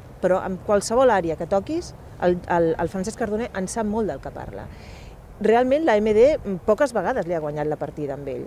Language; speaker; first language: Catalan; non-native, local second language; Spanish